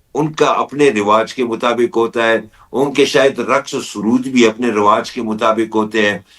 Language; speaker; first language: Urdu; non-native, local second language; Baluchi